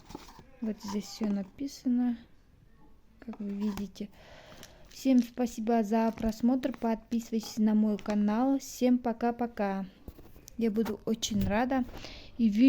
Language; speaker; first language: Russian; non-native, local second language; Kazakh